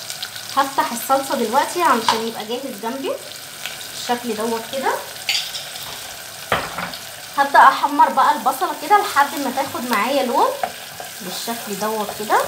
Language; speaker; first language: Arabic; native; Arabic